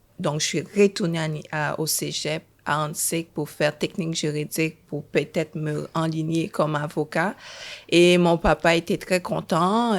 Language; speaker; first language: French; early bilingual, other home language; Haitian Creole